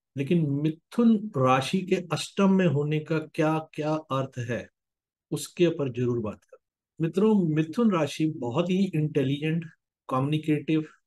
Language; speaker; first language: Hindi; native; Hindi